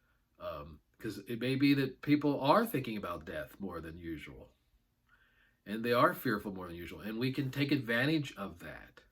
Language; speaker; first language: English; native; English